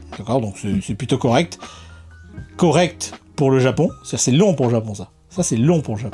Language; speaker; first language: French; native; French